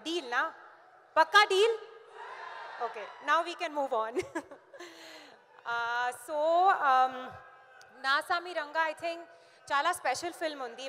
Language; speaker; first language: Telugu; non-native, learner; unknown